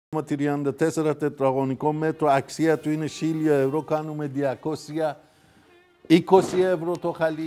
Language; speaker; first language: Greek; non-native, fluent; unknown